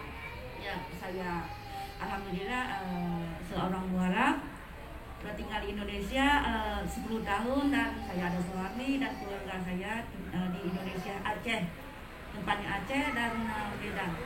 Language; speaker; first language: Indonesian; non-native, fluent; Vietnamese